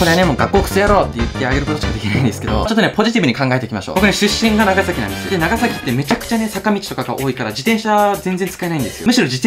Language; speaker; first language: Japanese; native; Japanese